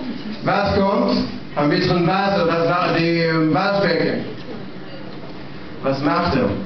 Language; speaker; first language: German; non-native, learner; Russian